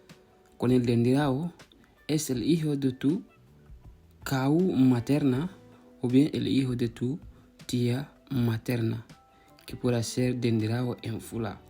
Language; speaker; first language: Spanish; non-native, fluent; Fula